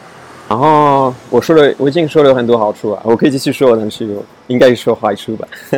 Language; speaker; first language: Chinese; non-native, fluent; French